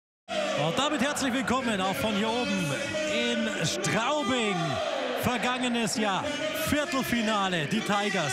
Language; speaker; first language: German; native; German